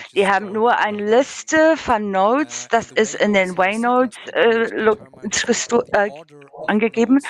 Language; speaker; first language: German; non-native, learner; English